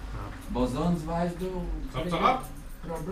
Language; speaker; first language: German; non-native, learner; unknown